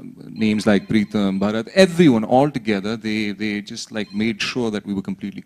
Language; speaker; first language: English; non-native, local second language; Urdu